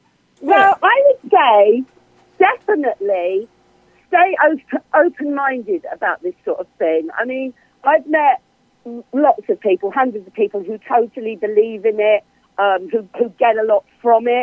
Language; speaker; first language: English; native; English